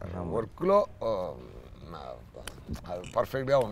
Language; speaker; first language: Telugu; non-native, learner; Tamil